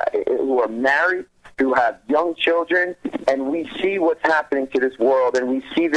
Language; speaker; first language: English; native; English